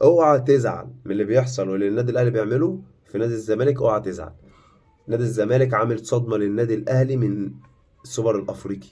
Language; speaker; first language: Arabic; native; Arabic